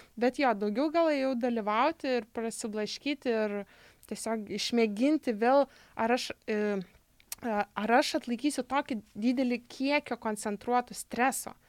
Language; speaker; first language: Lithuanian; native; Lithuanian